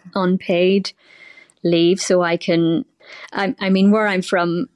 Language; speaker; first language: English; native; English